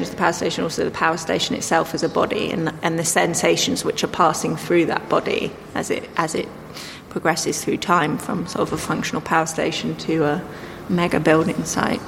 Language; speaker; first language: English; native; English